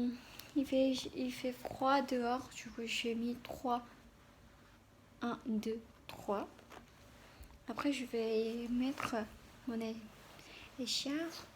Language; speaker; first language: French; non-native, learner; Korean